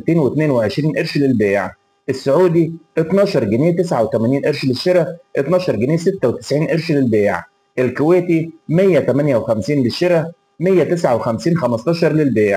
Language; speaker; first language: Arabic; native; Arabic